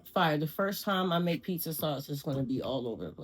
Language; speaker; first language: English; native; English